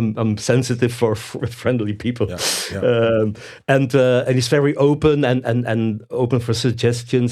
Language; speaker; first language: English; non-native, fluent; Dutch